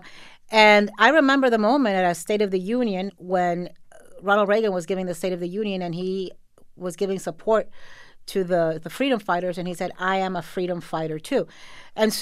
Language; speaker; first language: English; native; English